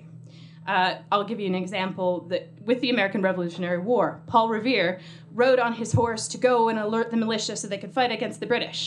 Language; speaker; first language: English; native; English